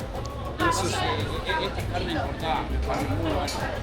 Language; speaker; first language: Spanish; native; Spanish